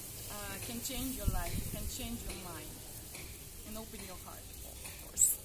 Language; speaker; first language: English; non-native, learner; Russian